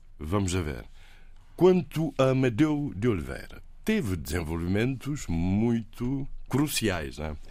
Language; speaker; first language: Portuguese; native; Portuguese